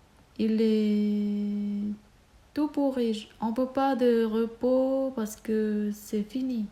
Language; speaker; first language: French; non-native, learner; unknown